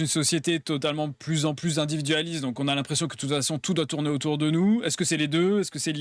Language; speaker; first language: French; native; French